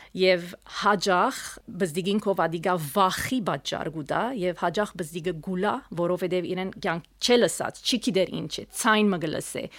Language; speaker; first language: Armenian; early bilingual, heritage; Armenian